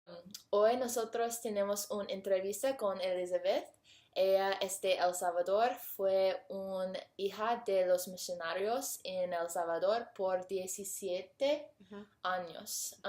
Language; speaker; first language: Spanish; non-native, learner; English